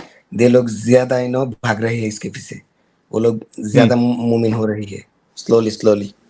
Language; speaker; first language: Hindi; non-native, learner; Bangla